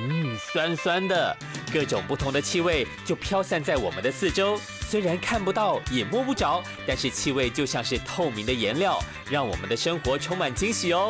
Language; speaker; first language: Chinese; native; Chinese